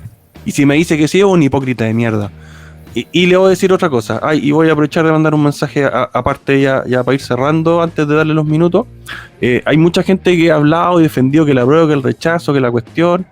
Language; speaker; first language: Spanish; native; Spanish